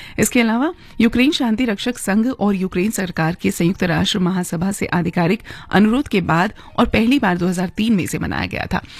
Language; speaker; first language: Hindi; native; Hindi